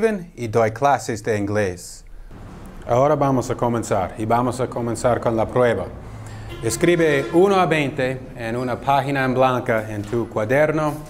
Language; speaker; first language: Spanish; non-native, fluent; English